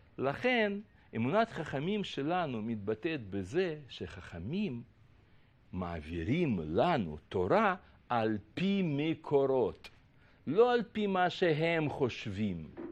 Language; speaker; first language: Hebrew; non-native, fluent; Russian